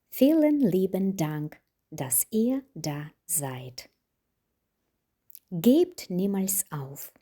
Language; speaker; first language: German; non-native, fluent; Ukrainian